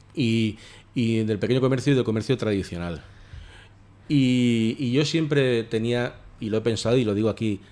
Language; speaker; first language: Spanish; native; Spanish